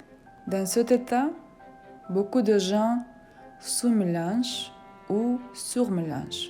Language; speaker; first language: French; non-native, fluent; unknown